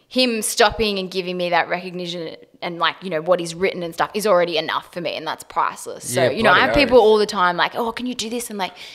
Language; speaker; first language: English; native; English